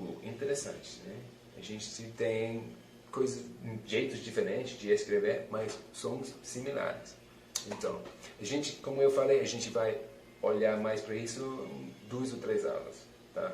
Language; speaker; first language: Portuguese; non-native, fluent; English